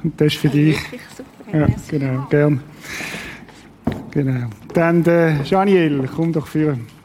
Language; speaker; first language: German; native; German